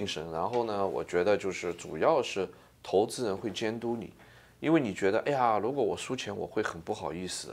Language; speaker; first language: Chinese; native; Chinese